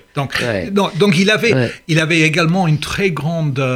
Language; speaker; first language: French; non-native, fluent; English